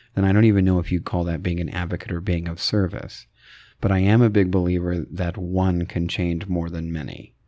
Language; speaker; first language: English; native; English